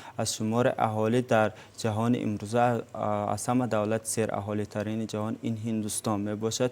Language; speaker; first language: Tajik; non-native, local second language; Uzbek